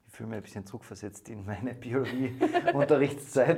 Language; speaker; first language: German; native; German